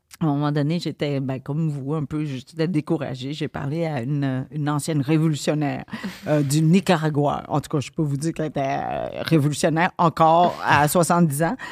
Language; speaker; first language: French; early bilingual, other home language; Vietnamese